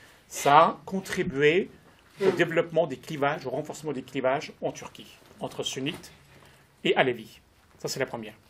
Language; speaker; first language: French; non-native, fluent; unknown